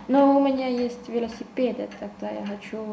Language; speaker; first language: Russian; non-native, learner; Estonian